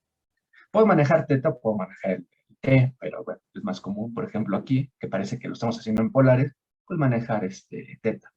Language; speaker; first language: Spanish; native; Spanish